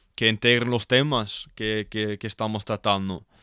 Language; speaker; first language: Spanish; non-native, fluent; Dutch